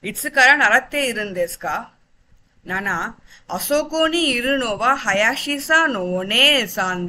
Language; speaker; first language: Japanese; non-native, fluent; Tamil